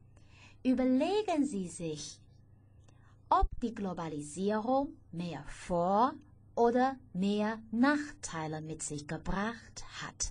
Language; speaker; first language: German; non-native, fluent; Chinese